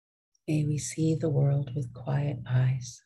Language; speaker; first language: English; native; English